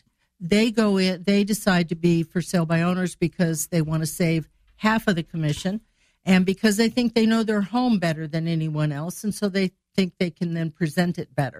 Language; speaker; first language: English; native; English